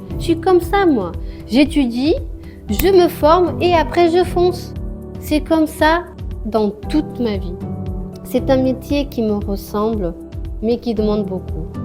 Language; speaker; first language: French; non-native, fluent; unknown